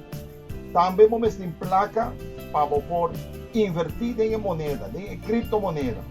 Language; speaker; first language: Portuguese; non-native, learner; Papiamento